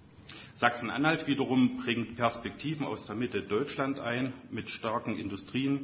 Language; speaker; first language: German; native; German